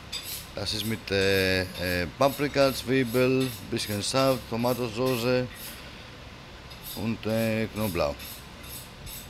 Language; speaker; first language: German; non-native, learner; Greek